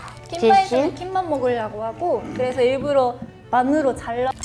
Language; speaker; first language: Korean; non-native, fluent; Japanese